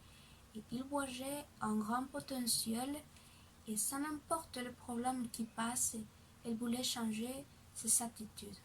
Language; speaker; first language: French; non-native, learner; Spanish